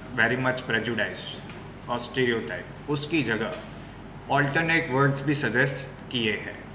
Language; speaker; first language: Hindi; non-native, local second language; Gujarati